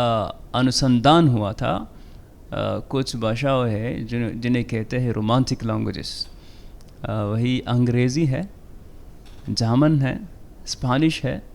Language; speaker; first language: Hindi; non-native, fluent; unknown